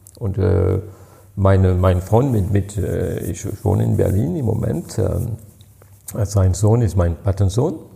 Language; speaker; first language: German; non-native, fluent; French